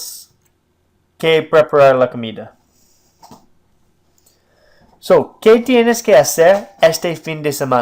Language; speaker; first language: Spanish; non-native, fluent; English